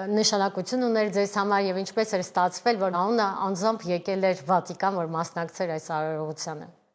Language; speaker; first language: Armenian; native; Armenian